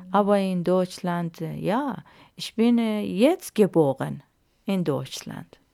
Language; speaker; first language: German; non-native, learner; Arabic